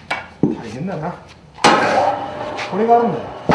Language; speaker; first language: Japanese; native; Japanese